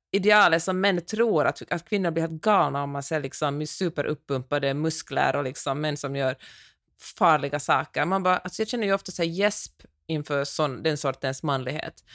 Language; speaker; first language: Swedish; native; Swedish